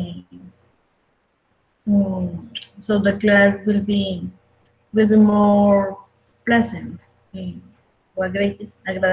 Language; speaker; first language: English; non-native, learner; Spanish